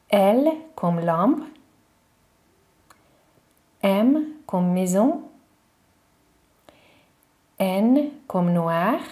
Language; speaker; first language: French; non-native, fluent; Hungarian